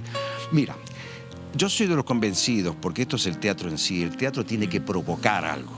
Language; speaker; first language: Spanish; native; Spanish